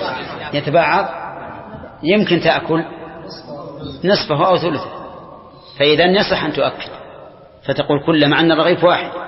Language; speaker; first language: Arabic; native; Arabic